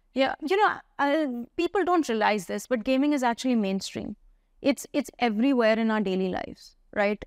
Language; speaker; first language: English; non-native, local second language; Hindi